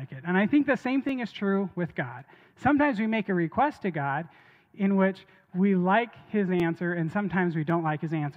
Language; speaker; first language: English; native; English